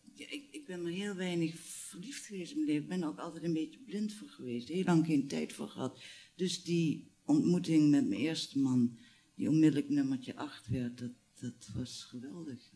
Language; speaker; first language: Dutch; native; Dutch